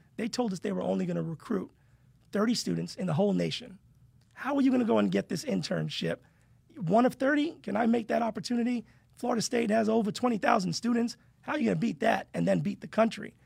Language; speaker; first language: English; native; English